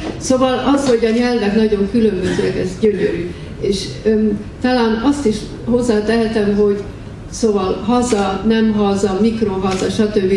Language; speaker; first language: Hungarian; early bilingual, heritage; Hungarian